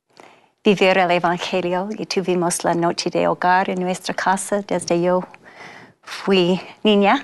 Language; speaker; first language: Spanish; non-native, fluent; English